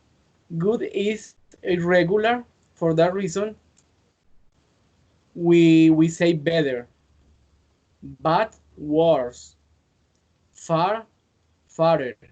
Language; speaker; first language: English; non-native, fluent; Spanish